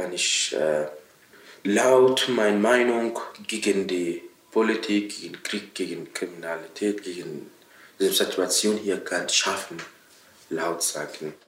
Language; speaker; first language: German; non-native, learner; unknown